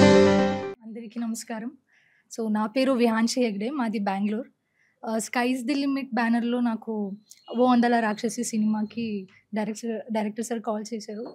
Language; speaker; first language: Telugu; non-native, learner; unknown